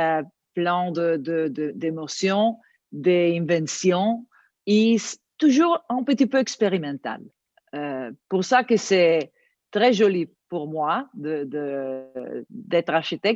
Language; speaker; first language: French; non-native, learner; Italian